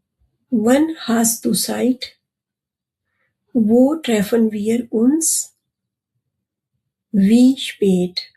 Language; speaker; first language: German; non-native, fluent; Urdu